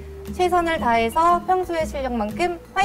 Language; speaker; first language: Korean; native; Korean